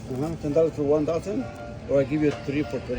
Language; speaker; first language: English; non-native, learner; Spanish